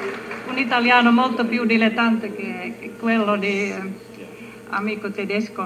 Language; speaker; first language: Italian; non-native, learner; Finnish